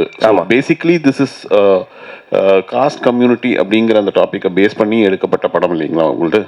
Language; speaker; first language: Tamil; native; Tamil